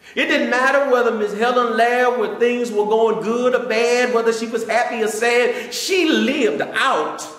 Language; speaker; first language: English; native; English